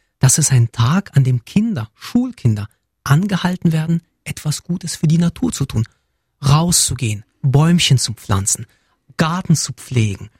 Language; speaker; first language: German; early bilingual, other home language; Russian